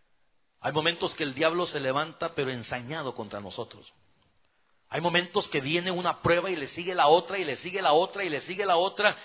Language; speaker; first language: Spanish; native; Spanish